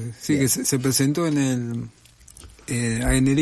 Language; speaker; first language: Spanish; native; Spanish